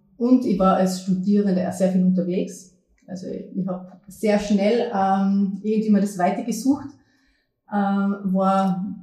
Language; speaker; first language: German; native; German